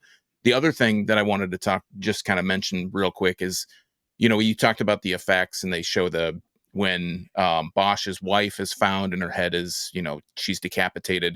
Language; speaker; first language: English; native; English